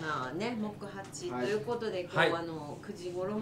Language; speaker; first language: Japanese; native; Japanese